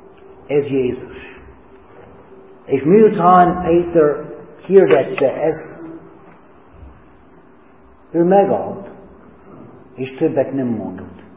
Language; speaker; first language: Hungarian; non-native, learner; English